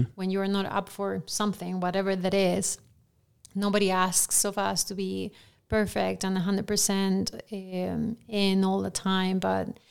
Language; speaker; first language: English; non-native, fluent; Spanish